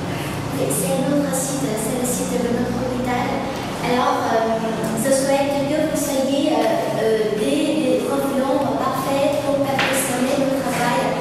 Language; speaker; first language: French; non-native, fluent; Vietnamese